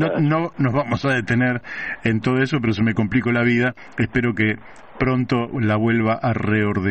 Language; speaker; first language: Spanish; native; Spanish